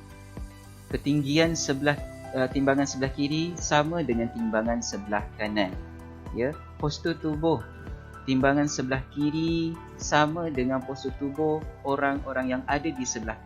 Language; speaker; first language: Malay; native; Malay